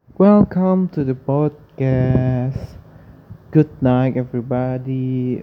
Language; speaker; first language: English; non-native, learner; Indonesian